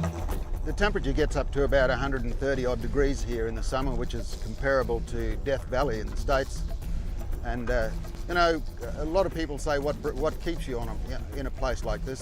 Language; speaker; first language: English; native; English